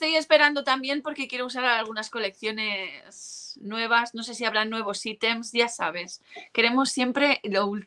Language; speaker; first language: Spanish; native; Spanish